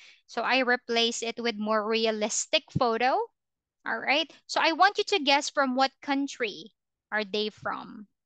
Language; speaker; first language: English; non-native, fluent; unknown